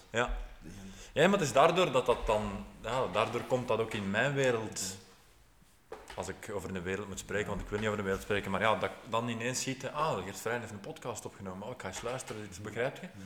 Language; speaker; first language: Dutch; native; Dutch